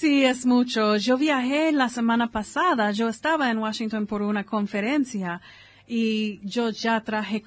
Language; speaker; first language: Spanish; non-native, fluent; English